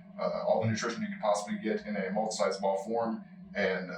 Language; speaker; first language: English; native; English